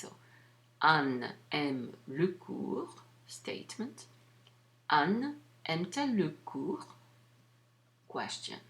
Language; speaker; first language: French; non-native, fluent; English